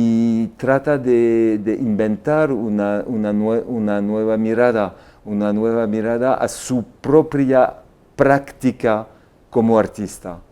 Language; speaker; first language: Spanish; non-native, fluent; French